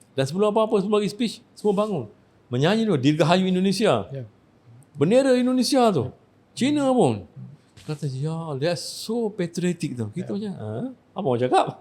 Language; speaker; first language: Malay; native; Malay